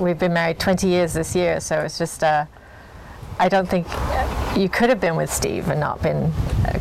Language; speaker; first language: English; native; English